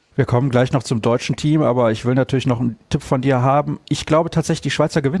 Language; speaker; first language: German; native; German